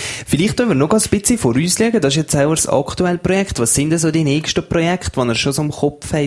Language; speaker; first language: German; native; German